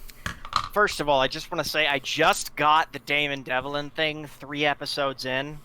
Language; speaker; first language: English; native; English